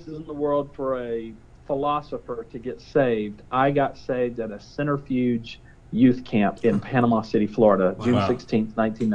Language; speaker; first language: English; native; English